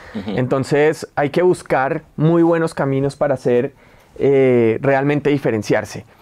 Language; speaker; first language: Spanish; native; Spanish